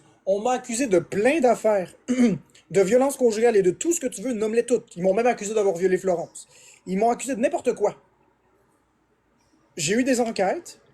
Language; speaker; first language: French; native; French